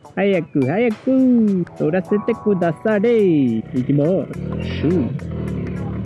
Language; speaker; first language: Japanese; non-native, fluent; Spanish